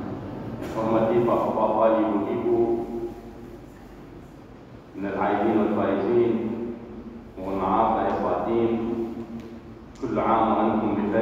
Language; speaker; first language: Indonesian; non-native, learner; Arabic